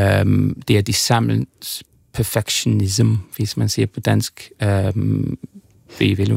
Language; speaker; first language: Danish; non-native, fluent; English